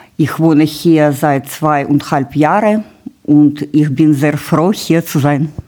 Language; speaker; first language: German; non-native, learner; Russian